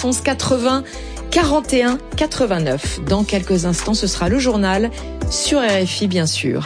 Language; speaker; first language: French; native; French